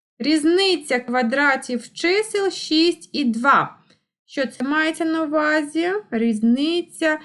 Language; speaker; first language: Ukrainian; non-native, local second language; Russian